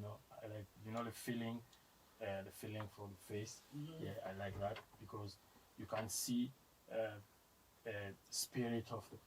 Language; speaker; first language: English; non-native, learner; French